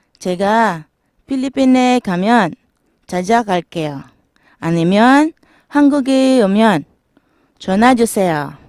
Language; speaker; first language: Korean; non-native, learner; Filipino